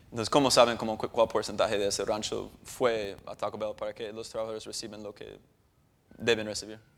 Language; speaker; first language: Spanish; non-native, fluent; English